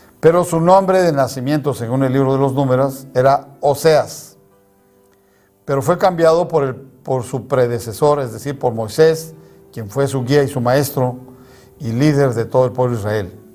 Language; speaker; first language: Spanish; native; Spanish